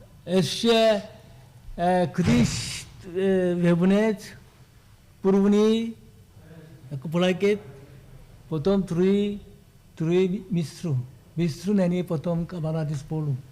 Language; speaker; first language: Czech; non-native, learner; Korean